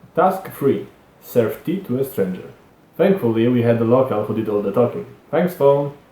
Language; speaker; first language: English; non-native, fluent; Polish